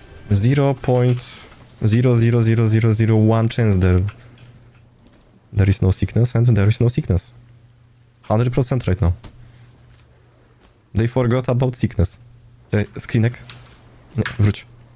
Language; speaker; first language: English; non-native, learner; Polish